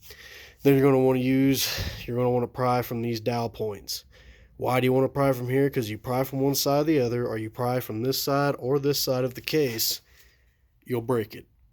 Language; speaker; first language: English; native; English